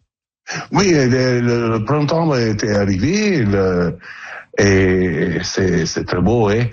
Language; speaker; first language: French; non-native, learner; Italian